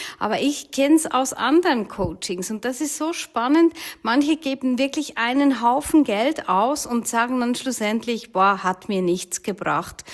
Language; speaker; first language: German; native; German